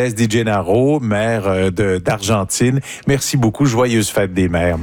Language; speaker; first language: French; native; French